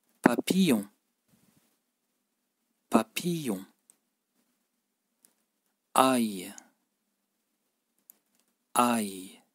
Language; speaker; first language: French; non-native, fluent; Turkish